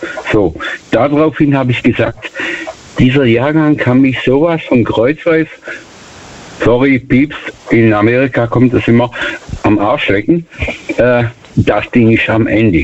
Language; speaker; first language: German; native; German